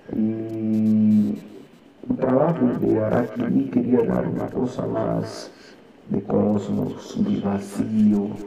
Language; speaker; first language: Spanish; non-native, learner; Portuguese